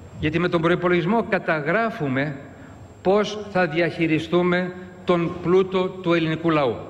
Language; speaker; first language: Greek; early bilingual, heritage; English